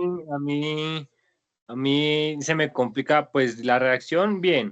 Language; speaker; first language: Spanish; native; Spanish